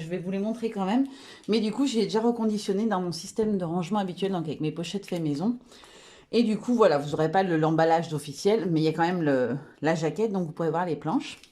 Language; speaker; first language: French; native; French